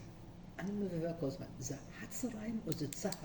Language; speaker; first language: Hebrew; non-native, learner; English